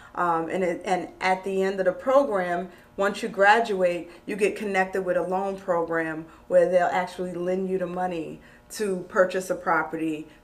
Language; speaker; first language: English; native; English